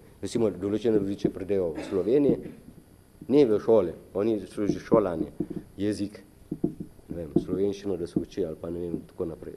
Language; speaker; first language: Slovenian; non-native, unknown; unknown